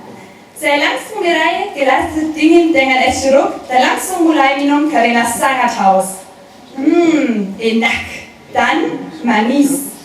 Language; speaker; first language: Indonesian; non-native, learner; German